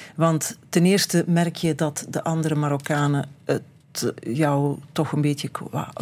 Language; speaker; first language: Dutch; native; Dutch